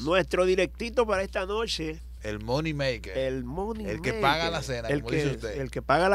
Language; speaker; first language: Spanish; native; Spanish